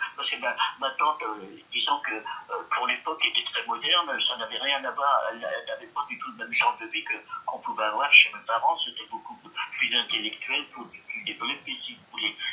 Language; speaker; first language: French; early bilingual, other home language; Yiddish